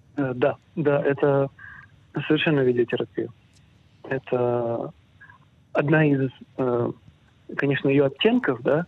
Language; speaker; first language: Russian; early bilingual, other home language; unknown